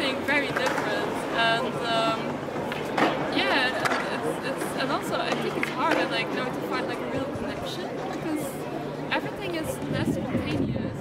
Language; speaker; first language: English; non-native, fluent; Dutch